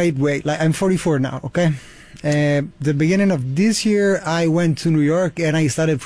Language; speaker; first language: English; non-native, fluent; Italian